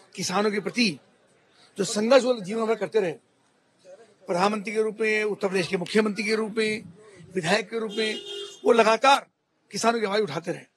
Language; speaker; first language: Hindi; native; Hindi